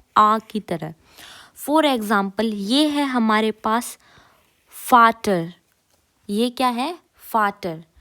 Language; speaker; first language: Hindi; native; Hindi